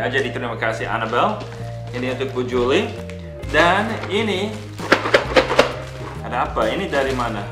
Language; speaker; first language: Indonesian; non-native, fluent; English